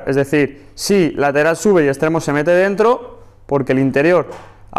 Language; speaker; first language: Spanish; native; Spanish